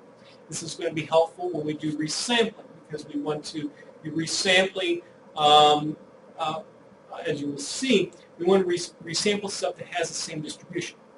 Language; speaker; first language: English; native; English